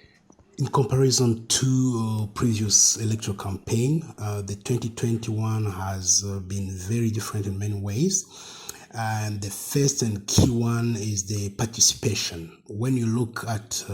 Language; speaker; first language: English; non-native, fluent; Rundi